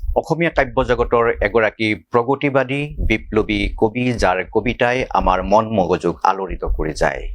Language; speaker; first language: Assamese; native; Assamese